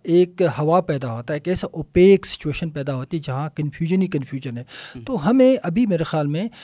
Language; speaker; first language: Urdu; non-native, local second language; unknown